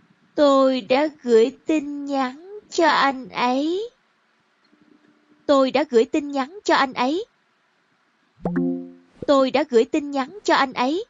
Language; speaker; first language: Vietnamese; non-native, learner; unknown